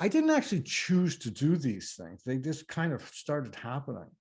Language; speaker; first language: English; native; English